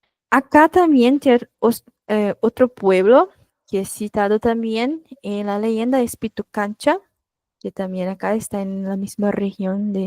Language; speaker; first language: Spanish; non-native, fluent; Portuguese